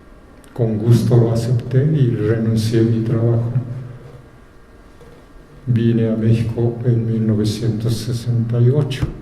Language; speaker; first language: Spanish; non-native, fluent; Japanese